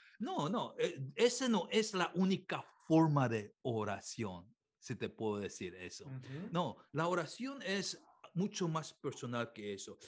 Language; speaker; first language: Spanish; non-native, fluent; Korean